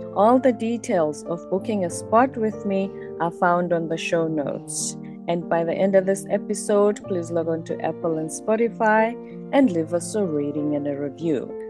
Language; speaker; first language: English; non-native, local second language; Zulu